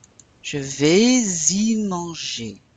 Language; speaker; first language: French; non-native, fluent; English